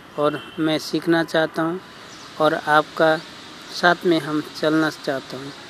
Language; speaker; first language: Hindi; non-native, local second language; Nepali